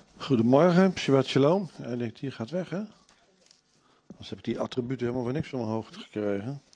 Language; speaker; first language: Dutch; native; Dutch